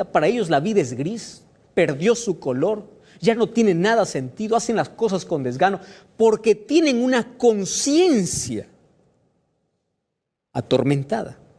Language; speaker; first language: Spanish; native; Spanish